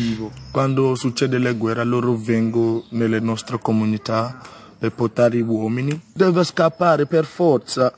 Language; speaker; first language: Italian; non-native, learner; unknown